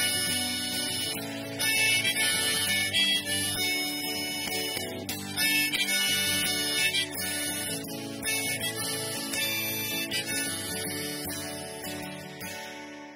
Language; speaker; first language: German; native; German